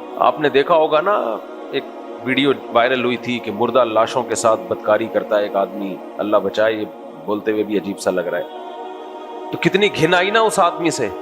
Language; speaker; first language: Urdu; native; Urdu